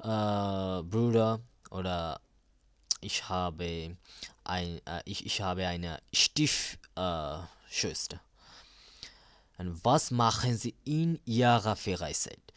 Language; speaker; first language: German; non-native, learner; Bangla